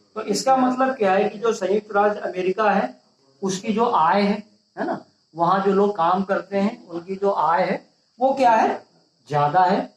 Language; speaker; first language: Hindi; native; Hindi